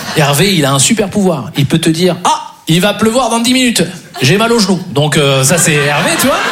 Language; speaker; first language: French; native; French